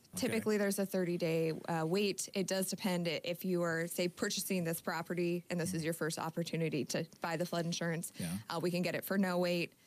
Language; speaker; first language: English; native; English